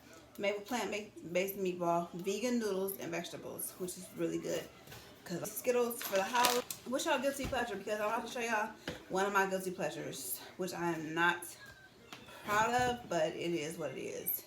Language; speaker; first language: English; native; English